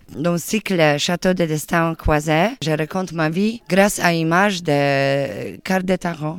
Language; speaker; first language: French; non-native, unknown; Polish